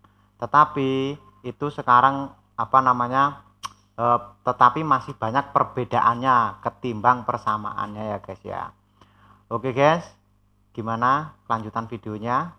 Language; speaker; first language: Indonesian; native; Indonesian